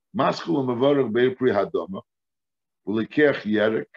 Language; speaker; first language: English; native; English